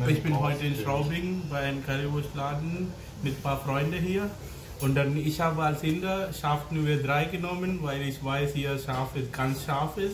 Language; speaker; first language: German; non-native, learner; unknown